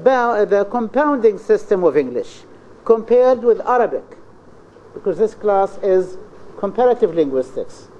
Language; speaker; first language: English; non-native, fluent; Arabic